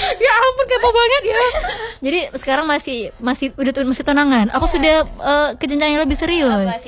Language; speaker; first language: Indonesian; native; Indonesian